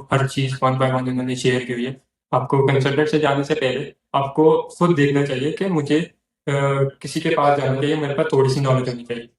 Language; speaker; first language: Urdu; non-native, local second language; Northern Hindko